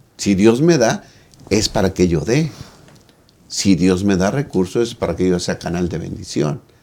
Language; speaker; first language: Spanish; native; Spanish